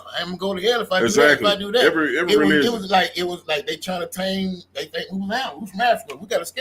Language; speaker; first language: English; native; English